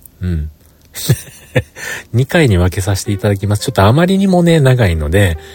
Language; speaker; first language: Japanese; native; Japanese